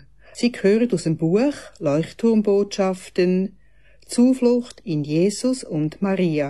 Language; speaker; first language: German; native; German